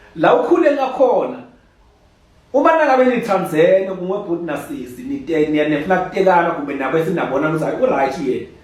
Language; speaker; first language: Zulu; non-native, local second language; Swati